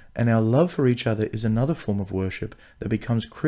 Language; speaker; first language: English; non-native, local second language; Afrikaans